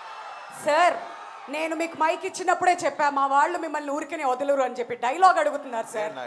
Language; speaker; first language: Telugu; native; Telugu